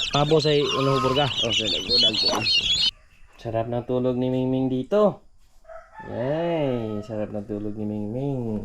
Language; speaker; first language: Filipino; non-native, local second language; Cebuano